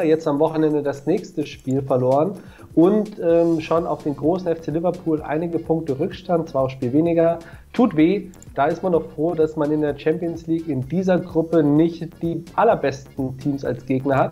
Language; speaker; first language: German; native; German